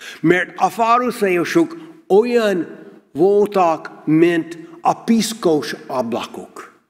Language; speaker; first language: Hungarian; non-native, learner; English